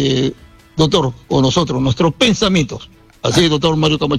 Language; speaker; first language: Spanish; native; Spanish